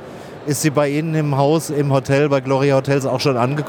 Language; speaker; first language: German; native; German